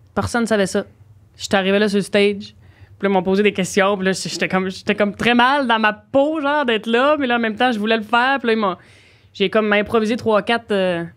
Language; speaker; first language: French; native; French